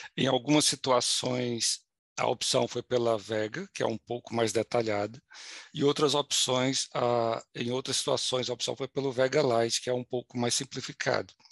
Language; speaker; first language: Portuguese; native; Portuguese